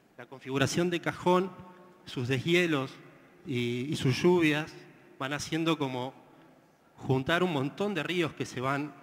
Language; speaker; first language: Spanish; native; Spanish